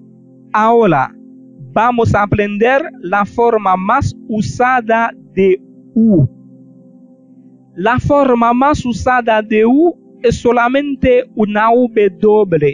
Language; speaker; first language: Spanish; non-native, fluent; Haitian Creole